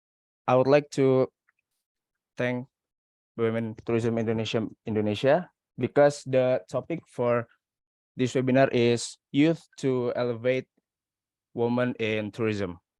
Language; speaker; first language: English; non-native, learner; Indonesian